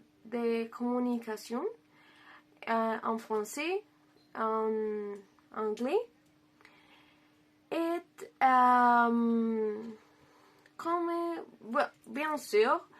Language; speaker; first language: French; non-native, learner; Spanish